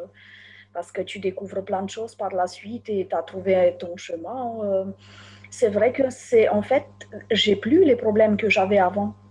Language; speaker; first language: French; native; French